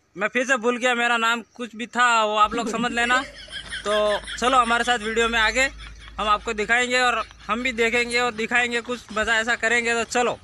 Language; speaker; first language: Hindi; non-native, local second language; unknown